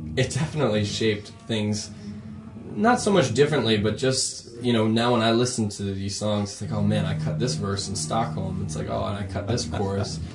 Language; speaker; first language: English; native; English